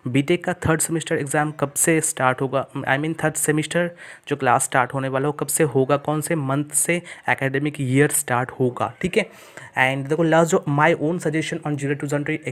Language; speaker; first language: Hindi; non-native, local second language; Bangla